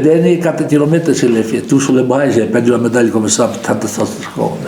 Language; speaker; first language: French; non-native, local second language; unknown